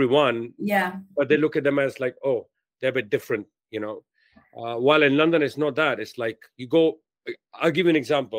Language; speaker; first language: English; non-native, local second language; Hindi